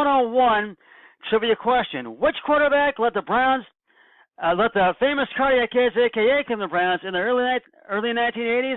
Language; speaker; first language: English; native; English